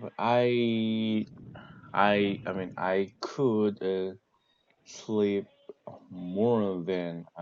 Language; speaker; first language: English; non-native, learner; Korean